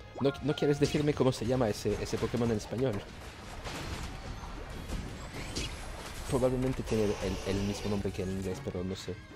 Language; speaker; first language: Spanish; non-native, learner; French